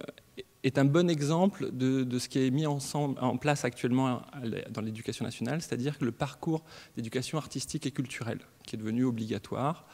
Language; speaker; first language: French; native; French